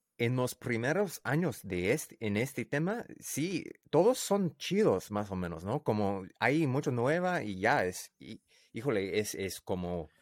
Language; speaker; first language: Spanish; non-native, learner; English